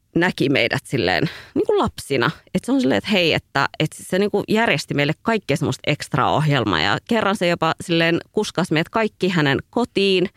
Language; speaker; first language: Finnish; early bilingual, other home language; Tigrinya